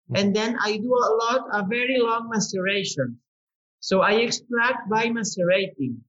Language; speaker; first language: English; non-native, fluent; Spanish